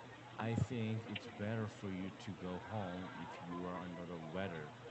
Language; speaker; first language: English; non-native, learner; Korean